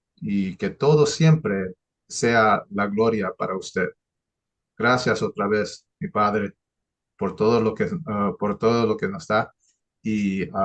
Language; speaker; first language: Spanish; early bilingual, heritage; English